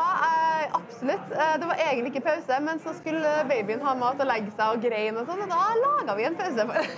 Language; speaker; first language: Norwegian; native; Norwegian